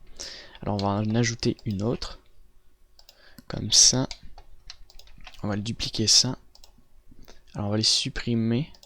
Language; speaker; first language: French; native; French